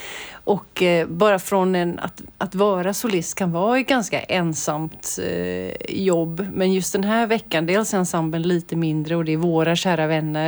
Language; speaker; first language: Swedish; native; Swedish